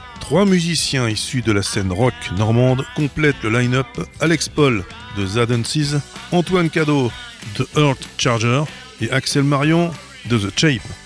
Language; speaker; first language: French; native; French